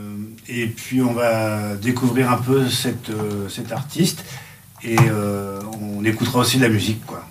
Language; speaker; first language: French; native; French